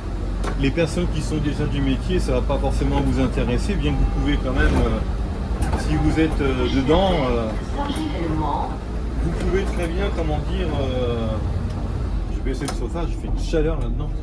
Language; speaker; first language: French; native; French